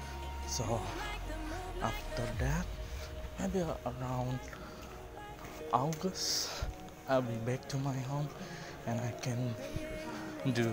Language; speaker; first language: English; non-native, learner; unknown